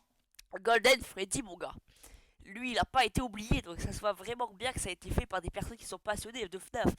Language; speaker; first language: French; native; French